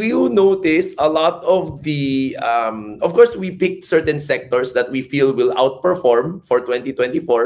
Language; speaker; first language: English; non-native, local second language; Cebuano